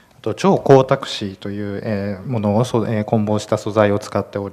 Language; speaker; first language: Japanese; native; Japanese